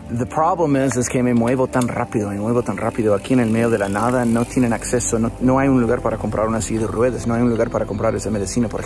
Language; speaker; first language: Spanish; non-native, fluent; English